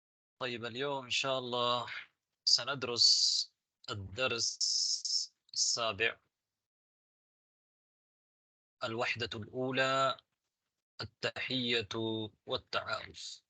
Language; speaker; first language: Arabic; non-native, fluent; Tamil